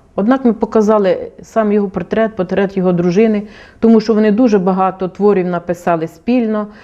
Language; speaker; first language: Ukrainian; native; Ukrainian